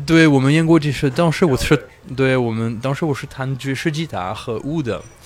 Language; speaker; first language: Chinese; non-native, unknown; French